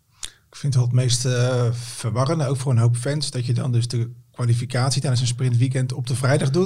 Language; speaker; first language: Dutch; native; Dutch